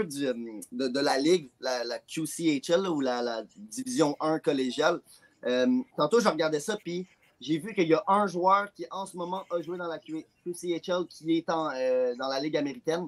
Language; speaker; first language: French; native; French